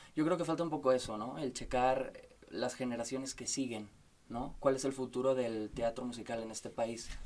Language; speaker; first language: Spanish; native; Spanish